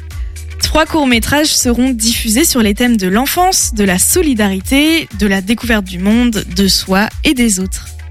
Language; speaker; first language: French; native; French